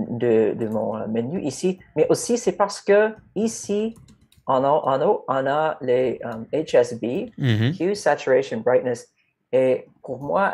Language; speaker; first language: French; non-native, fluent; English